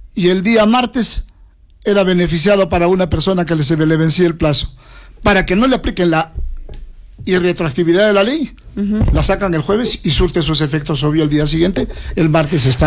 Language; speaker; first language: Spanish; native; Spanish